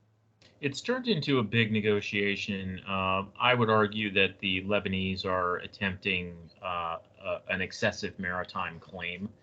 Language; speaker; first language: English; native; English